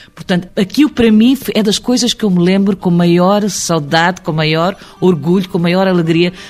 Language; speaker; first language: Portuguese; early bilingual, heritage; Portuguese